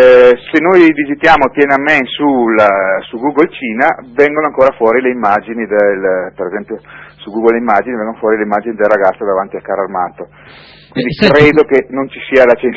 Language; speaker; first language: Italian; native; Italian